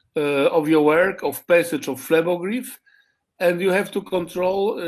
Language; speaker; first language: English; non-native, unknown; Polish